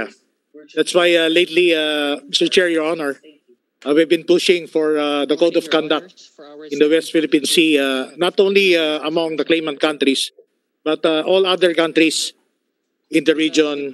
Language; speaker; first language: English; non-native, local second language; Filipino